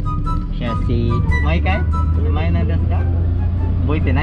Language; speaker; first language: Japanese; non-native, learner; Filipino